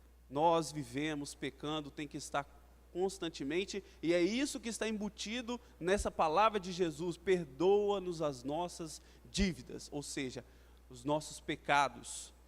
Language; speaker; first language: Portuguese; native; Portuguese